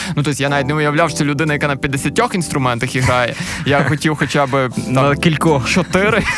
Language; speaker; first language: Ukrainian; native; Ukrainian